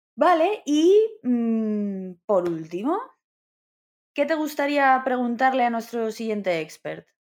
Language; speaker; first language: Spanish; native; Spanish